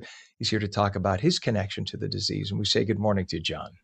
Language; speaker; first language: English; native; English